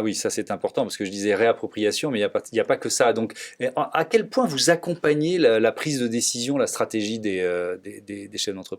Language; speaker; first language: French; native; French